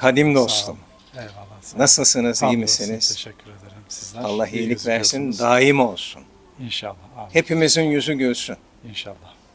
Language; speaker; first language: Turkish; native; Turkish